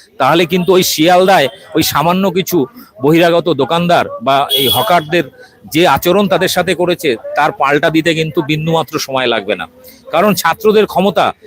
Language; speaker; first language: Bangla; native; Bangla